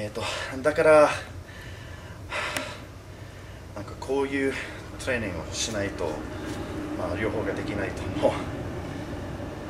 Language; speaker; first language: Japanese; non-native, fluent; English